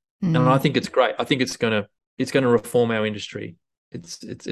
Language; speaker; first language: English; native; English